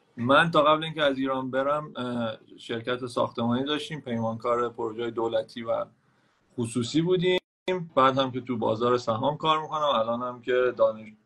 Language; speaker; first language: Persian; native; Persian